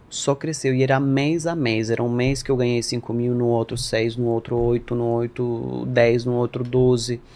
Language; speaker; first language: Portuguese; non-native, fluent; Spanish